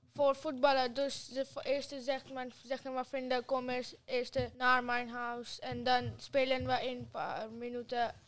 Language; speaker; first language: Dutch; early bilingual, other home language; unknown